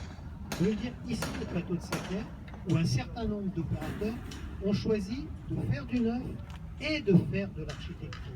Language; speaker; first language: French; native; French